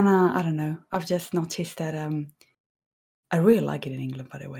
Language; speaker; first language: English; non-native, fluent; Spanish